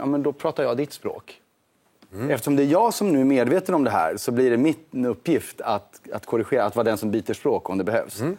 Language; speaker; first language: Swedish; native; Swedish